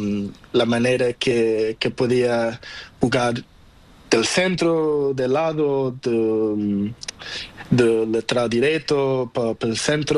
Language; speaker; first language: Spanish; non-native, learner; Portuguese